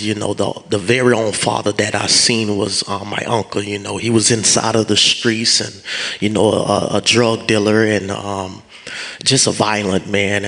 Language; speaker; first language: English; native; English